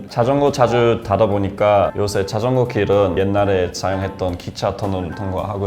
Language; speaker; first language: Korean; non-native, fluent; English